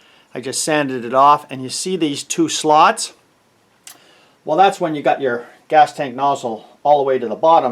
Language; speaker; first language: English; native; English